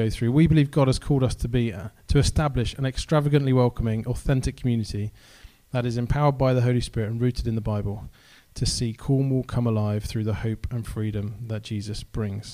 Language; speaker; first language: English; native; English